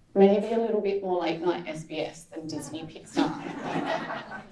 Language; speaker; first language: English; native; English